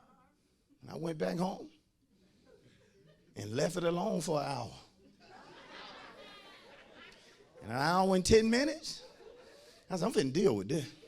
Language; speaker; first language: English; native; English